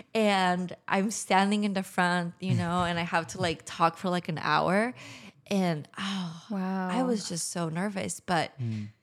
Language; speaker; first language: English; non-native, fluent; Spanish